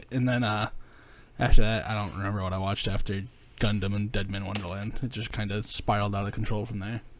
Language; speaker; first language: English; native; English